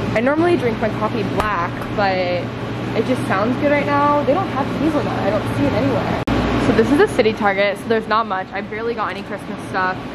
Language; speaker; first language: English; native; English